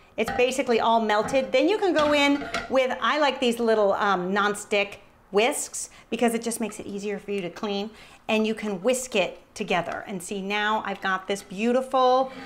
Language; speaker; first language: English; native; English